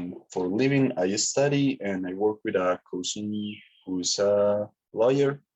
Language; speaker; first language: English; non-native, learner; Spanish